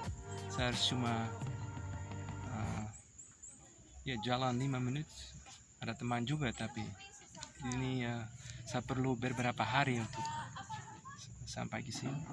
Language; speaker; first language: Indonesian; non-native, learner; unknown